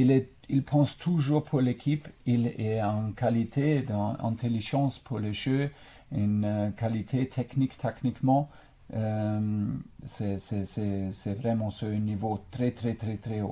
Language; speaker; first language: French; non-native, fluent; German